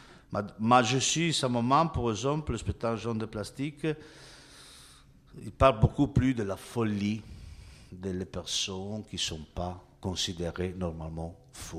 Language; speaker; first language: French; non-native, learner; Italian